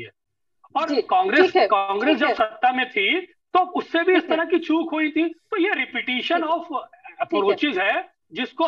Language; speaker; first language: Hindi; native; Hindi